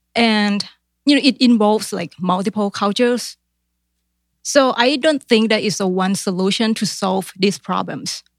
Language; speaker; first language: English; non-native, fluent; Thai